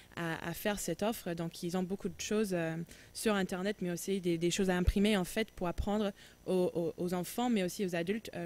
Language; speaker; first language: French; non-native, fluent; English